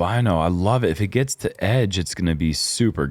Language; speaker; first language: English; native; English